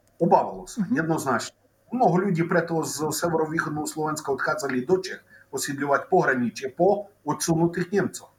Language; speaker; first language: Slovak; non-native, local second language; Rusyn